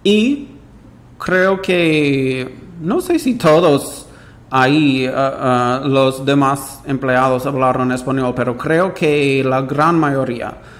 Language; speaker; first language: Spanish; non-native, fluent; English